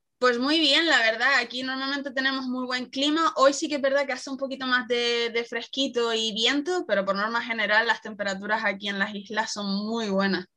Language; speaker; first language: Spanish; native; Spanish